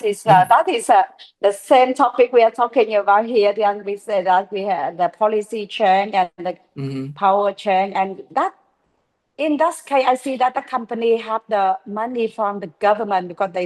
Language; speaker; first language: English; non-native, learner; Vietnamese